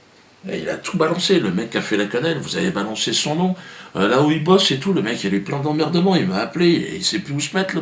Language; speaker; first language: French; native; French